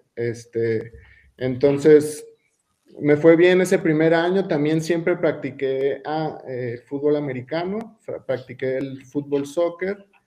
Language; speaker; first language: Spanish; native; Spanish